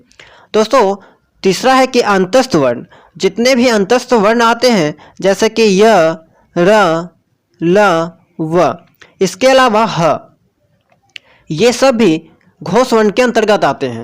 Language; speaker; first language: Hindi; native; Hindi